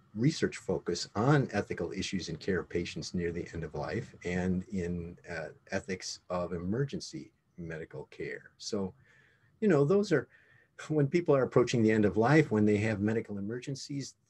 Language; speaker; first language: English; native; English